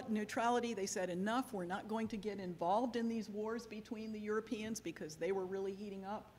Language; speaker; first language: English; native; English